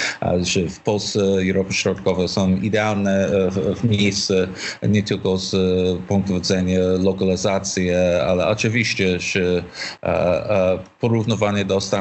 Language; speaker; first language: Polish; non-native, learner; English